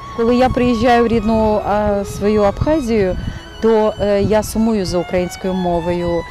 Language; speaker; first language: Ukrainian; non-native, fluent; Abkhazian